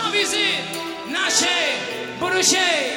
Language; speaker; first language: Russian; non-native, learner; German